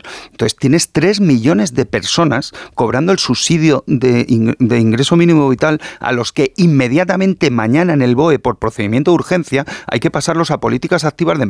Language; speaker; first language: Spanish; native; Spanish